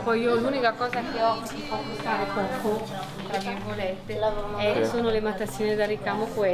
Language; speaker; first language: Italian; native; Italian